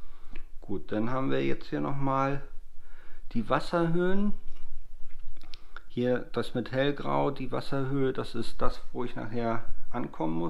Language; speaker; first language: German; native; German